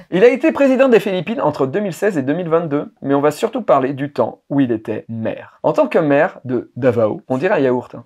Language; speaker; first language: French; native; French